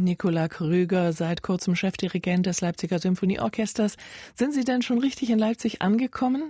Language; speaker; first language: German; native; German